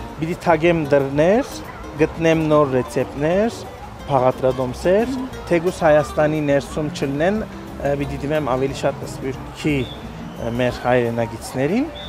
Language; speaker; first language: Armenian; early bilingual, heritage; Armenian